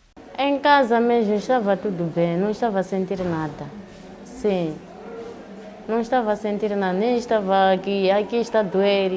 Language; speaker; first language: Portuguese; non-native, local second language; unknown